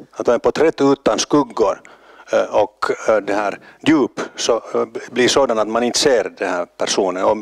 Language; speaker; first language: Swedish; native; Swedish